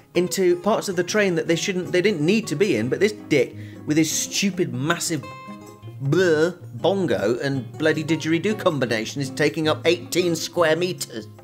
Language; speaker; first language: English; native; English